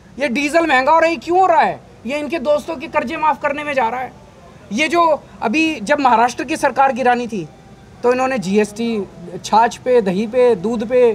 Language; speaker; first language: Hindi; native; Hindi